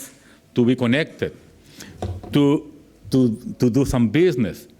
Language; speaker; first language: English; non-native, learner; Spanish